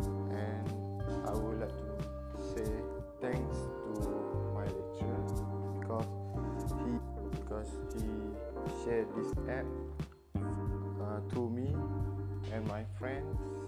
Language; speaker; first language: English; non-native, learner; Malay